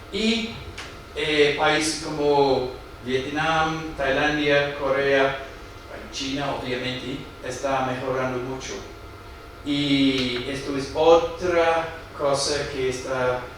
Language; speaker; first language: Spanish; non-native, fluent; English